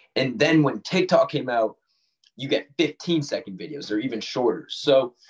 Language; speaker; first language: English; native; English